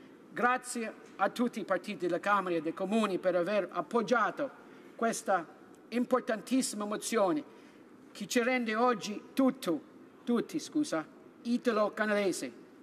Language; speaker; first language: Italian; early bilingual, heritage; Italian